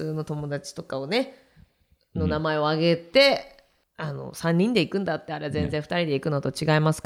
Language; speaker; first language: Japanese; native; Japanese